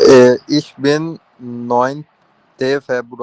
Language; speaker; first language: German; non-native, learner; Urdu